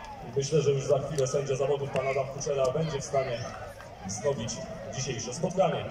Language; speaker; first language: Polish; native; Polish